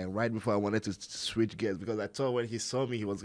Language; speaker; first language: English; non-native, local second language; Hausa